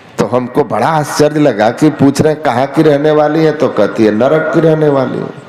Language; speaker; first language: Hindi; native; Hindi